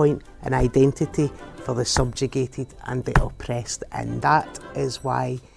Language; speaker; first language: English; native; English